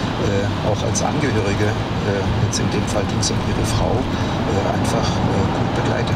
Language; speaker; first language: German; native; German